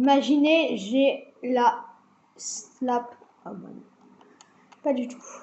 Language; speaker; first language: French; native; French